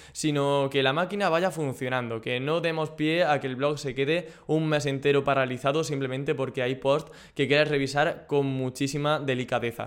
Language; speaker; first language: Spanish; native; Spanish